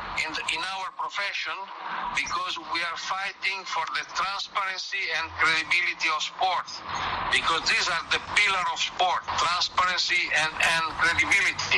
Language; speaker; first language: English; non-native, fluent; Italian